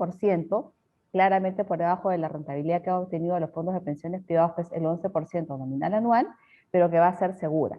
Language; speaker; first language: Spanish; native; Spanish